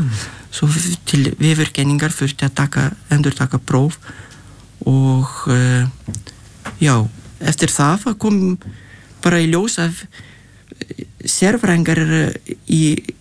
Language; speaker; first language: Icelandic; non-native, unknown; Lithuanian